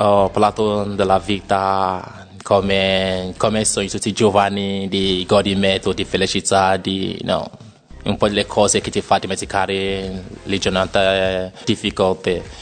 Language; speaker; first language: Italian; non-native, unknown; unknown